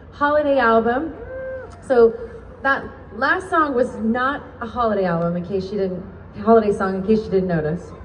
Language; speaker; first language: English; native; English